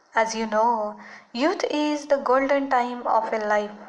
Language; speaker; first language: English; non-native, local second language; Marathi